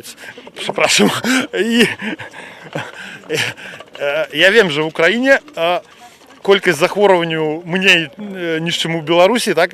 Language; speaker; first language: Polish; non-native, learner; Russian